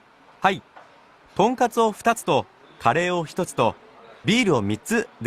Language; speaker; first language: Japanese; non-native, learner; Indonesian